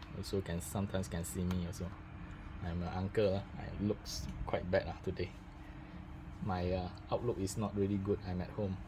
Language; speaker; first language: English; non-native, local second language; Malay